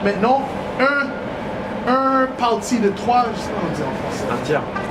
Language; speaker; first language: French; non-native, learner; English